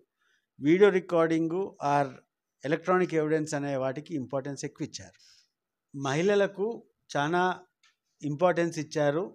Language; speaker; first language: Telugu; native; Telugu